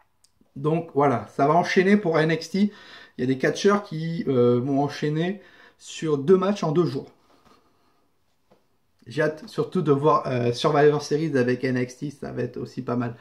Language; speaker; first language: French; native; French